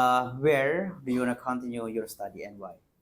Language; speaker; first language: English; non-native, fluent; Indonesian